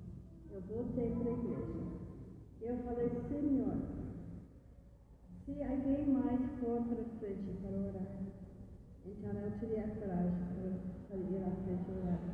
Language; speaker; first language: Portuguese; non-native, fluent; English